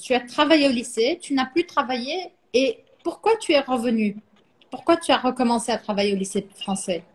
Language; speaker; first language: French; non-native, fluent; Portuguese